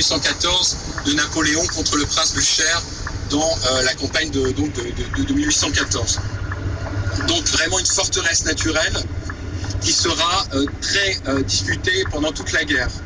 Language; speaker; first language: French; native; French